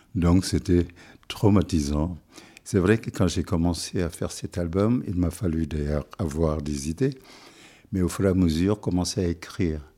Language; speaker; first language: French; non-native, local second language; Wolof